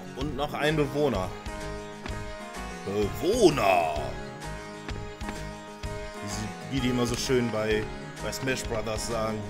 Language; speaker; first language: German; native; German